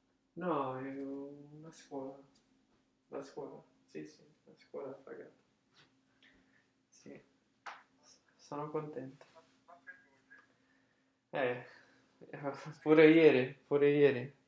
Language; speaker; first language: Italian; early bilingual, heritage; English